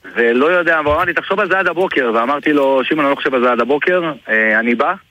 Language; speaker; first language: Hebrew; native; Hebrew